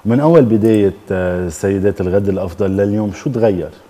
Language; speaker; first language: Arabic; native; Arabic